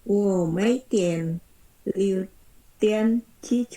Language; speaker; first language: Chinese; non-native, learner; Indonesian